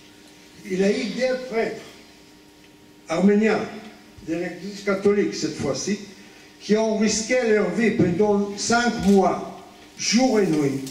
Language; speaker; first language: French; non-native, fluent; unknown